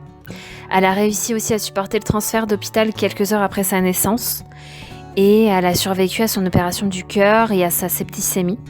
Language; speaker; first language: French; native; French